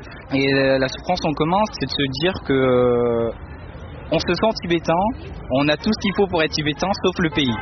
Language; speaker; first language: French; early bilingual, other home language; Tibetan